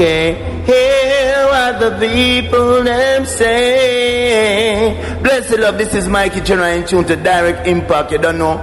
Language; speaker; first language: English; native; English